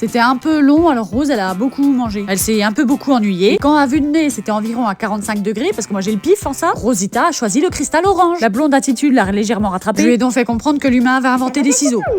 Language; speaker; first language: French; native; French